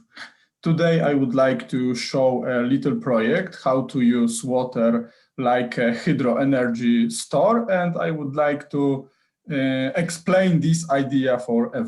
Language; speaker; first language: English; non-native, learner; Polish